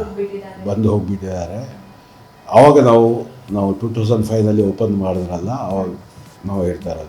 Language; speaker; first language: Kannada; non-native, local second language; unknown